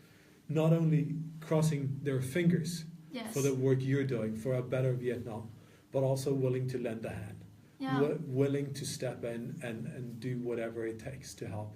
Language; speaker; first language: English; non-native, fluent; Norwegian